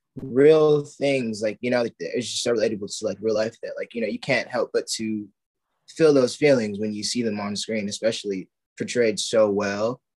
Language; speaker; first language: English; native; English